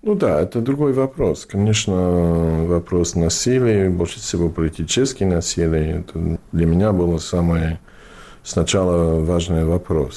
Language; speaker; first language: Russian; non-native, fluent; English